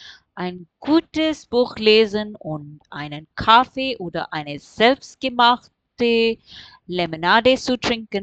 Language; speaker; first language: German; non-native, fluent; Urdu